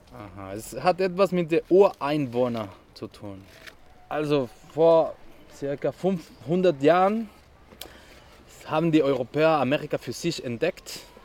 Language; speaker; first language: German; non-native, fluent; Spanish